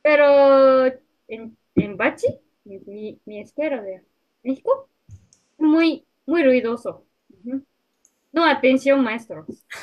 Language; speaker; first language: Spanish; non-native, learner; Japanese